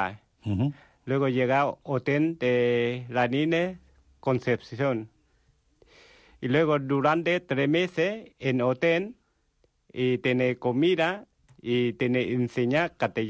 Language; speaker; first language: Spanish; non-native, learner; Vietnamese